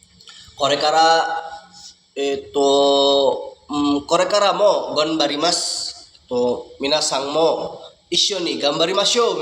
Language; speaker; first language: Japanese; non-native, learner; Indonesian